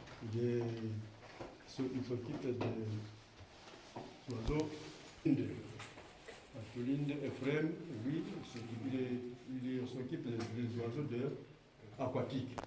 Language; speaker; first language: French; non-native, local second language; Swahili